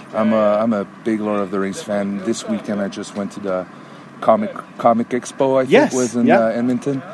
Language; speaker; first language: English; native; English